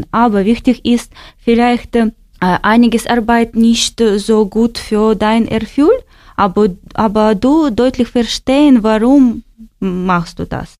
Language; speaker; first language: German; non-native, learner; Ukrainian